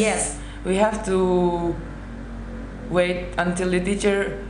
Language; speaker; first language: English; non-native, learner; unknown